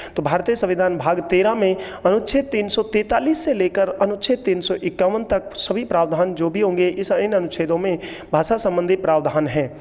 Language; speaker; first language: Hindi; native; Hindi